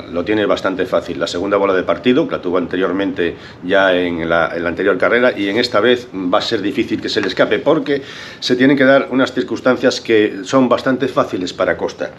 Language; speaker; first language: Spanish; native; Spanish